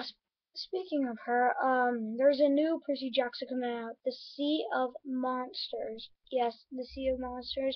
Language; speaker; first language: English; native; English